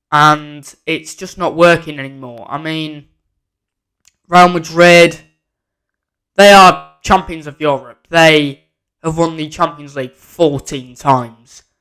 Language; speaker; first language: English; native; English